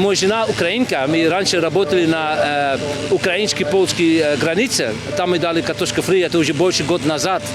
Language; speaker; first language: Ukrainian; non-native, learner; Dutch